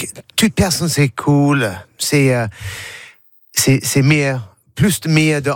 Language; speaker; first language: French; non-native, learner; English